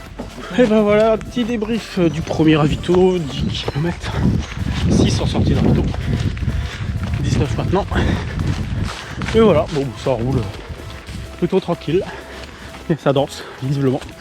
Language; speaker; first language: French; native; French